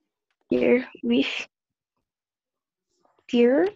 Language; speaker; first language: English; non-native, learner; Portuguese